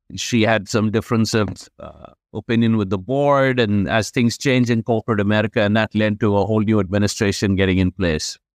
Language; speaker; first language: English; non-native, local second language; Hindi